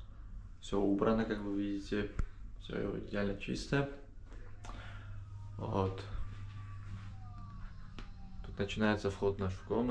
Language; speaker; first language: Russian; non-native, local second language; Tajik